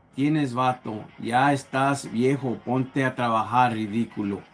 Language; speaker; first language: Spanish; early bilingual, other home language; English